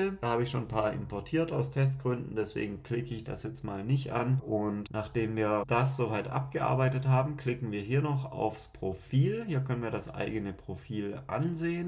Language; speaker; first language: German; native; German